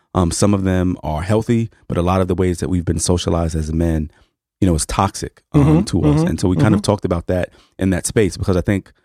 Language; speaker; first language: English; native; English